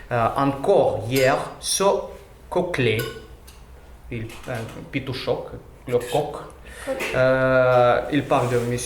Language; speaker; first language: French; non-native, learner; Russian